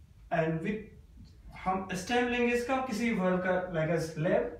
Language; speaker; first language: English; non-native, local second language; Hindi